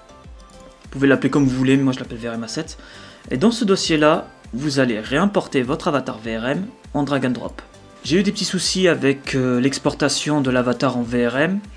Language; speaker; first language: French; native; French